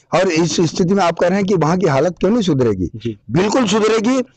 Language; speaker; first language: Hindi; native; Hindi